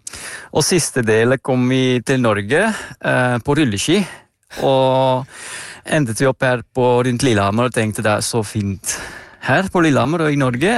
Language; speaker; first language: Norwegian; non-native, fluent; Dutch